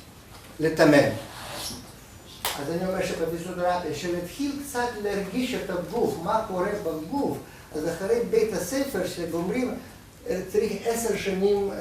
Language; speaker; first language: Hebrew; non-native, fluent; Russian